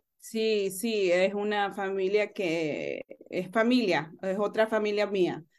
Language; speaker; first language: Spanish; early bilingual, heritage; Spanish